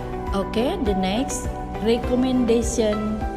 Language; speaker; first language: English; non-native, learner; Indonesian